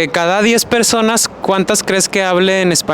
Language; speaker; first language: Spanish; native; Spanish